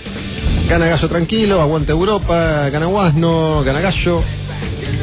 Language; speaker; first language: Spanish; native; Spanish